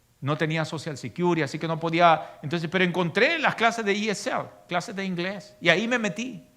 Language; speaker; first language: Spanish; native; Spanish